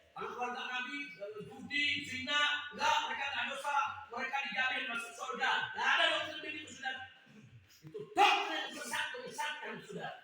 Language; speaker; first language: Indonesian; native; Indonesian